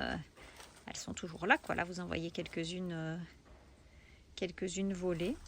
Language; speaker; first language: French; native; French